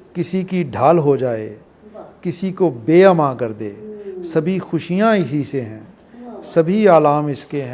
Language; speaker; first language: Urdu; non-native, local second language; Punjabi